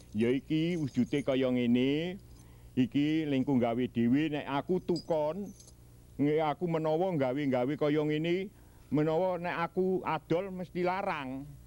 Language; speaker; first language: Javanese; early bilingual, heritage; Javanese